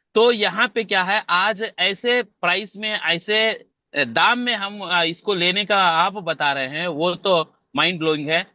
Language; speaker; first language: Hindi; non-native, local second language; Telugu